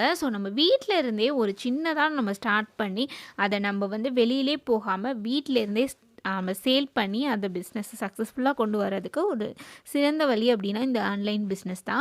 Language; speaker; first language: Tamil; native; Tamil